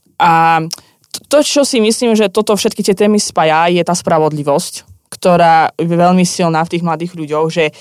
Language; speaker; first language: Slovak; non-native, fluent; Azerbaijani